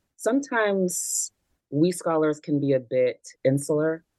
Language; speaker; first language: English; native; English